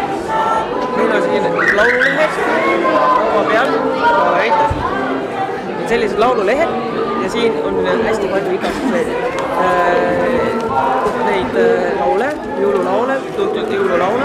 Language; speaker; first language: Estonian; native; Estonian